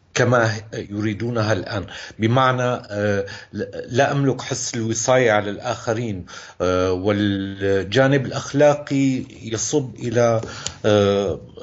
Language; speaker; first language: Arabic; native; Arabic